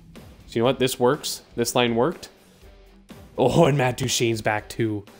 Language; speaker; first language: English; native; English